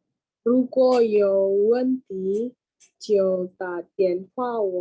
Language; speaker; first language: Chinese; non-native, learner; Indonesian